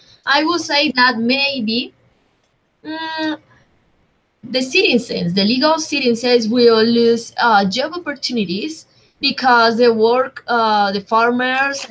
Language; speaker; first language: English; non-native, fluent; Spanish